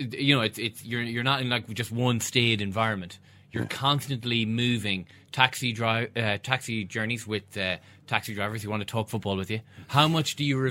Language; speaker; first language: English; native; English